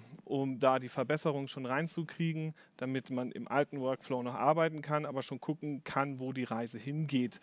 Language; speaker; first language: German; native; German